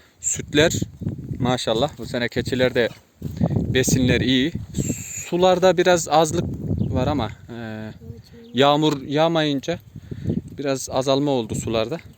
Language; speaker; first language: Turkish; native; Turkish